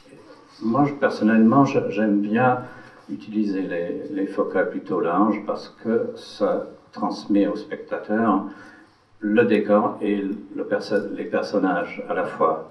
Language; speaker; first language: French; non-native, fluent; English